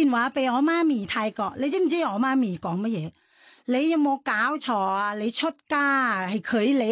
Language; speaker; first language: Cantonese; non-native, fluent; Thai